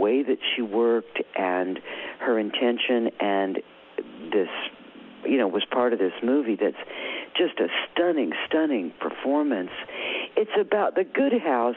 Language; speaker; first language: English; native; English